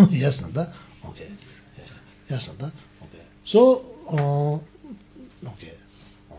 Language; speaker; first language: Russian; non-native, learner; Tibetan